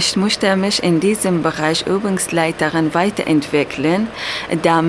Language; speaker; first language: German; non-native, learner; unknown